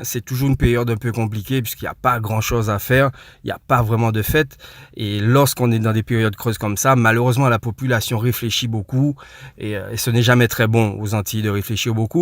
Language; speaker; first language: French; non-native, local second language; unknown